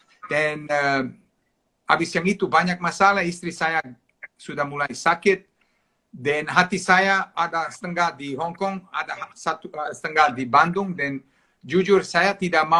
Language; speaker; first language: Indonesian; non-native, fluent; Serbian